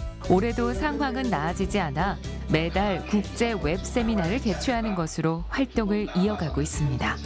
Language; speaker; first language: Korean; native; Korean